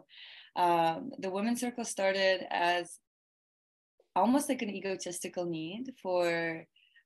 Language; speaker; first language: English; early bilingual, other home language; Russian